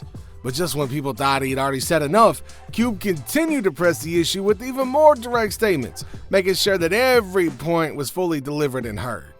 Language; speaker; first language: English; native; English